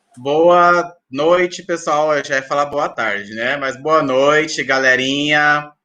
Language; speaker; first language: Portuguese; native; Portuguese